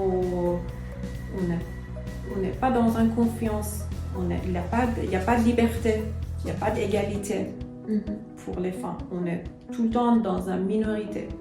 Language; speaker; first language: French; non-native, learner; Persian